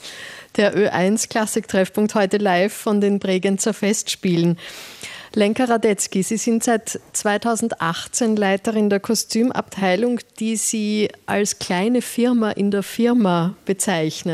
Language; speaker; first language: German; native; German